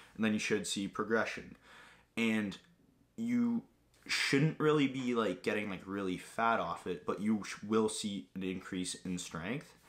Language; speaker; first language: English; non-native, fluent; Greek